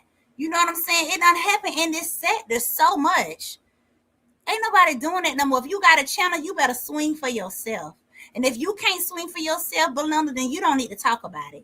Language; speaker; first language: English; native; English